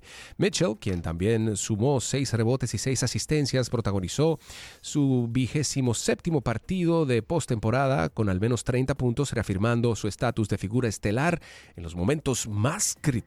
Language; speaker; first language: Spanish; native; Spanish